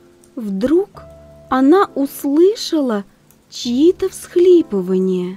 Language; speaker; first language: Russian; native; Russian